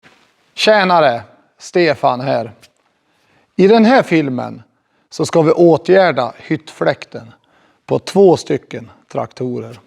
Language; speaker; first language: Swedish; native; Swedish